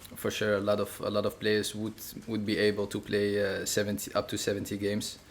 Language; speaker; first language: English; non-native, fluent; Dutch